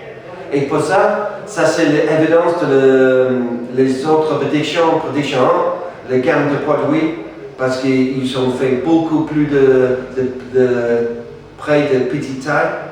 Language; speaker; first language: French; non-native, fluent; English